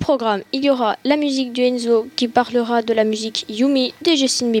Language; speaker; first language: French; native; French